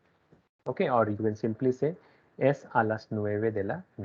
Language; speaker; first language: Spanish; non-native, learner; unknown